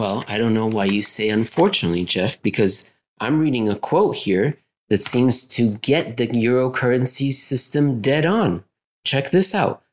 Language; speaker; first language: English; native; English